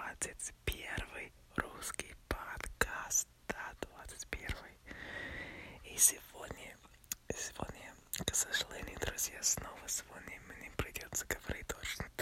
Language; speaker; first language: Russian; non-native, learner; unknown